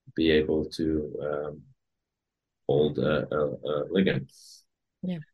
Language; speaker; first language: English; non-native, fluent; Hungarian